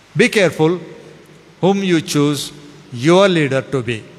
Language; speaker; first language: English; non-native, local second language; Marathi